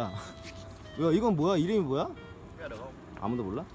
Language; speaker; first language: Korean; native; Korean